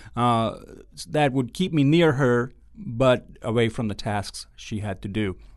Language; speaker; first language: English; non-native, local second language; Gujarati